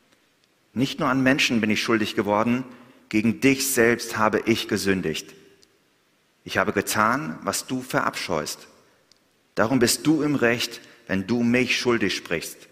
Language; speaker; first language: German; native; German